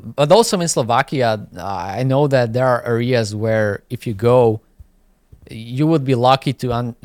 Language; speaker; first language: English; non-native, fluent; Slovak